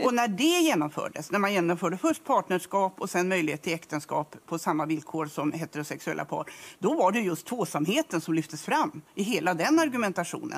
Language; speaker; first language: Swedish; native; Swedish